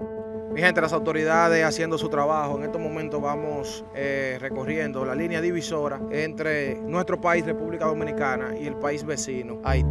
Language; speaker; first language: Spanish; native; Spanish